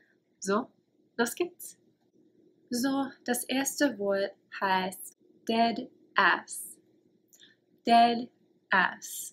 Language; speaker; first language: German; non-native, fluent; English